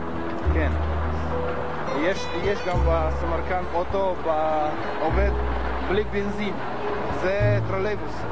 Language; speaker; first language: Hebrew; non-native, learner; Russian